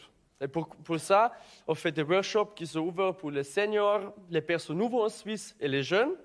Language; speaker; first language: French; non-native, learner; German